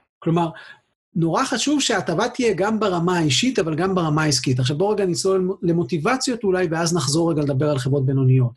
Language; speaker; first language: Hebrew; native; Hebrew